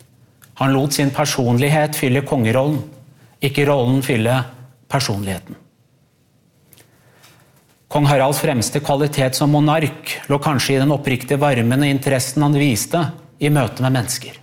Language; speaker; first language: Norwegian; native; Norwegian